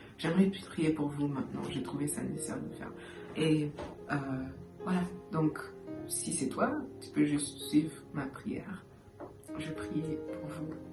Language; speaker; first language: French; early bilingual, heritage; French